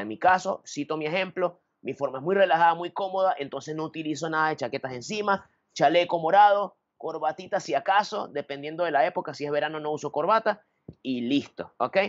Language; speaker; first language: Spanish; native; Spanish